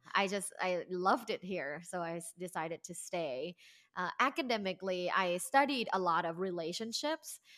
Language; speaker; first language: English; non-native, fluent; Thai